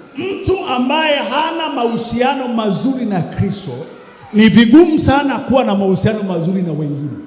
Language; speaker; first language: Swahili; native; Swahili